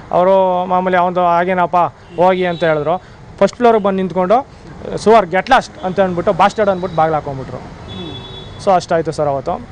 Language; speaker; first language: Kannada; native; Kannada